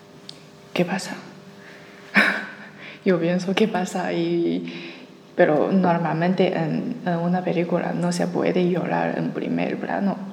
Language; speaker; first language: Spanish; non-native, learner; Chinese